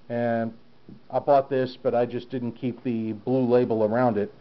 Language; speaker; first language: English; native; English